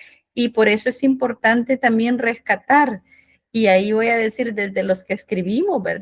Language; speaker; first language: Spanish; native; Spanish